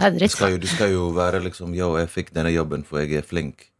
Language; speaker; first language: Norwegian; early bilingual, other home language; Bosnian